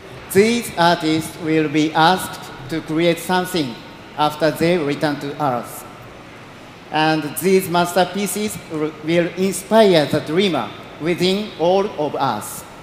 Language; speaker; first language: English; non-native, learner; Japanese